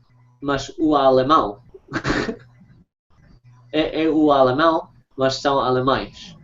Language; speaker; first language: Portuguese; non-native, fluent; English